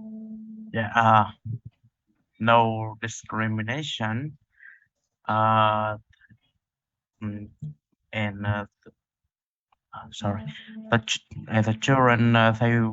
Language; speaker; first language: English; non-native, learner; Vietnamese